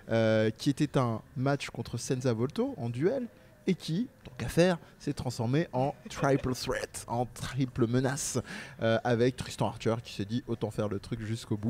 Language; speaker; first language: French; native; French